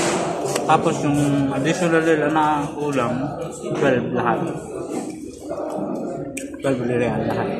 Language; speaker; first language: Filipino; native; Filipino